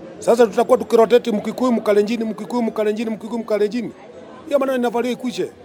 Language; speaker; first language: Swahili; non-native, local second language; Kikuyu